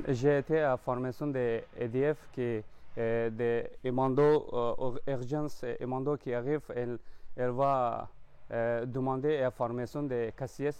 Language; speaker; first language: French; non-native, learner; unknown